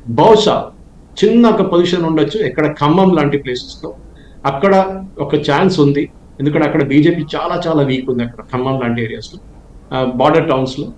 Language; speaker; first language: Telugu; non-native, local second language; Malayalam